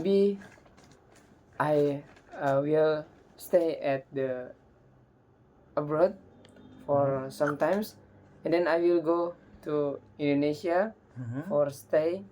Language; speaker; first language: English; non-native, learner; Indonesian